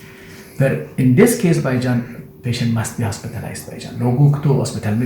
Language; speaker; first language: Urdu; non-native, learner; Persian